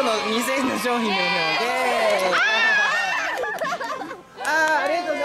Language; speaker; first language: Japanese; native; Japanese